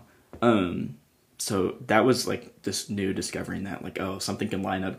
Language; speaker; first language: English; native; English